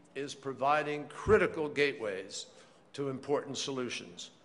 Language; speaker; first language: English; native; English